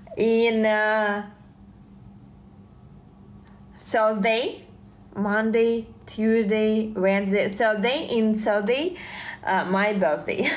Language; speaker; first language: English; non-native, learner; Russian